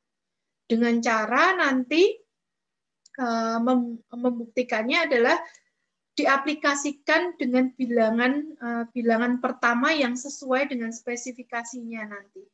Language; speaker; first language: Indonesian; native; Indonesian